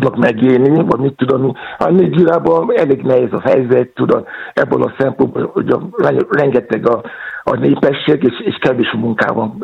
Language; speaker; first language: Hungarian; non-native, learner; Yoruba